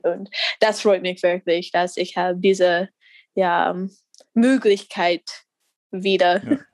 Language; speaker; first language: German; non-native, learner; English